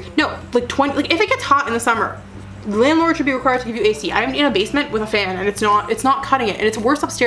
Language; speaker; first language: English; native; English